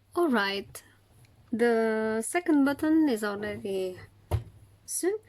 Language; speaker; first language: English; non-native, fluent; Catalan